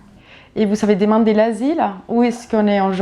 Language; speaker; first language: French; native; French